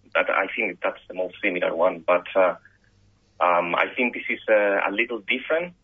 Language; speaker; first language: English; non-native, fluent; Spanish